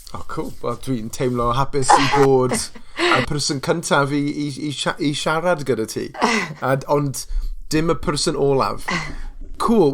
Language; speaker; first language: Welsh; non-native, local second language; English